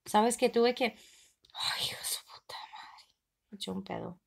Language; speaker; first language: Spanish; early bilingual, other home language; English